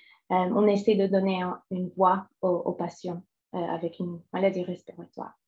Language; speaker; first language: French; non-native, fluent; English